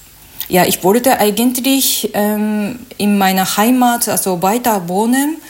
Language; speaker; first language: German; non-native, learner; Japanese